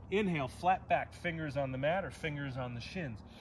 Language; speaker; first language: English; native; English